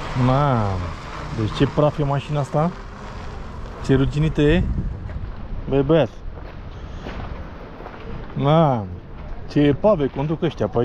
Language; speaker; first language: Romanian; native; Romanian